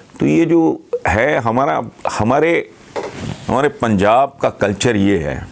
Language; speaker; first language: Urdu; non-native, local second language; Punjabi